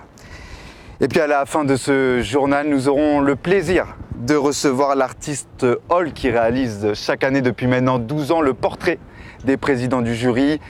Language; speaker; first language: French; native; French